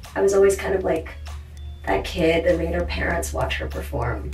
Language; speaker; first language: English; native; English